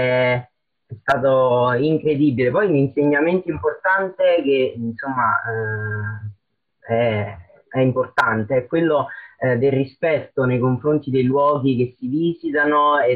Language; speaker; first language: Italian; native; Italian